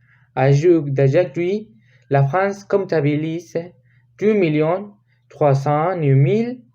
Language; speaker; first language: French; non-native, learner; Spanish